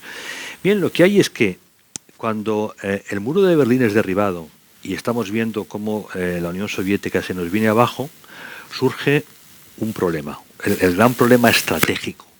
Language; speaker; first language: Spanish; native; Spanish